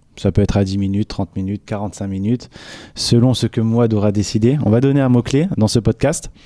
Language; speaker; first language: French; native; French